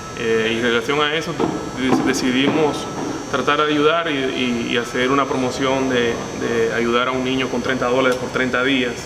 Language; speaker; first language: Spanish; native; Spanish